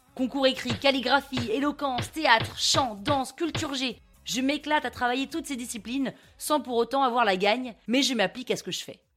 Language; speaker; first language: French; native; French